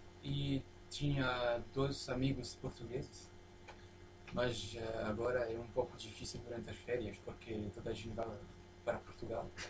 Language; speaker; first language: Portuguese; non-native, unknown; French